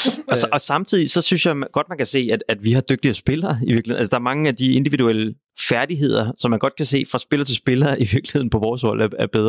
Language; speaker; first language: Danish; native; Danish